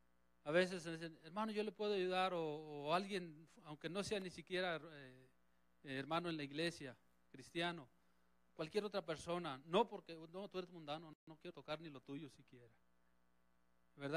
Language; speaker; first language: Spanish; native; Spanish